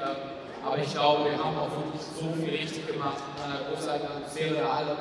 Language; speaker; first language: German; native; German